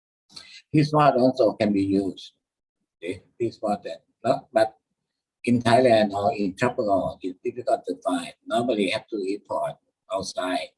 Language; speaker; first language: English; non-native, learner; Thai